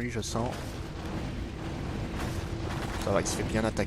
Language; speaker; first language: French; native; French